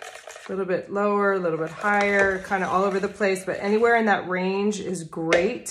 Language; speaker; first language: English; native; English